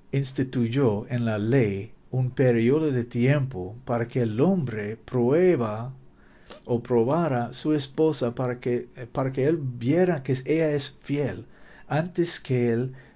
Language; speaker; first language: Spanish; non-native, learner; English